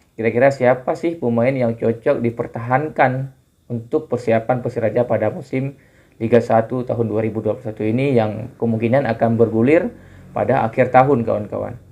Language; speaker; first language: Indonesian; non-native, local second language; Achinese